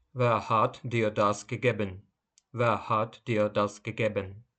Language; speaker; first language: German; non-native, fluent; Ukrainian